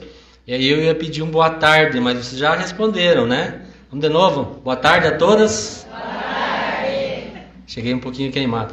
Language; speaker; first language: Portuguese; native; Portuguese